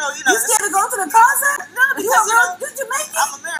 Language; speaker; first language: English; native; English